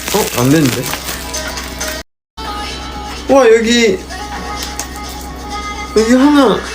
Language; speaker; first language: Korean; non-native, fluent; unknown